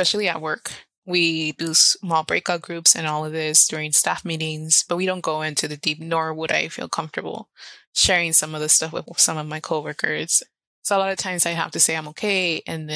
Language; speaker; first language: English; early bilingual, other home language; Spanish